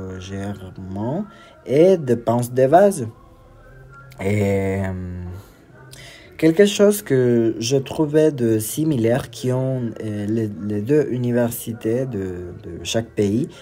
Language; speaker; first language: French; non-native, learner; Spanish